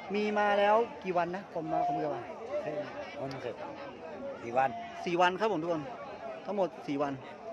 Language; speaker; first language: Thai; non-native, local second language; Lahu